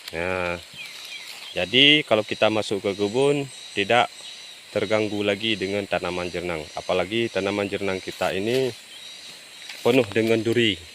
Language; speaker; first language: Indonesian; non-native, local second language; Achinese